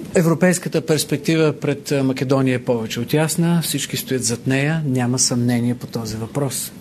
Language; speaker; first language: Bulgarian; native; Bulgarian